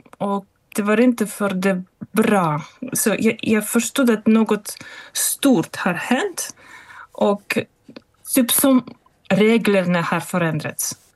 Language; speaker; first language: Swedish; non-native, fluent; Russian